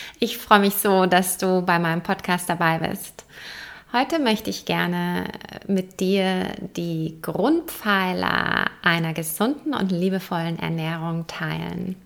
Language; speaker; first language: German; native; German